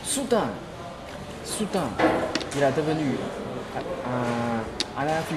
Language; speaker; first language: French; non-native, learner; Chinese